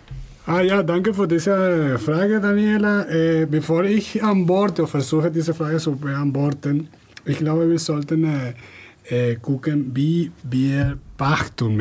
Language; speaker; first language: German; non-native, fluent; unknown